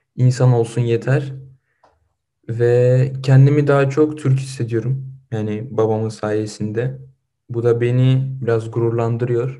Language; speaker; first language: Turkish; early bilingual, other home language; Russian